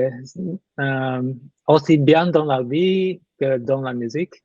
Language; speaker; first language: French; non-native, learner; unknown